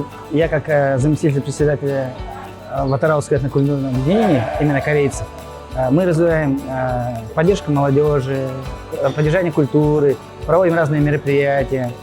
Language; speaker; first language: Russian; native; Russian